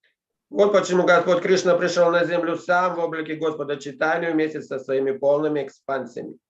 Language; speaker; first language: Russian; native; Russian